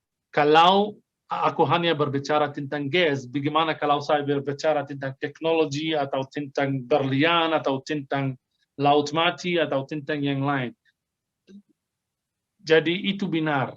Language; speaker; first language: Indonesian; non-native, fluent; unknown